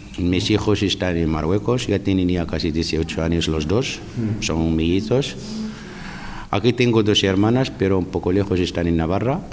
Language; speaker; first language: Spanish; non-native, fluent; Arabic